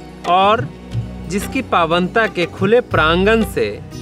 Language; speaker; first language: Hindi; native; Hindi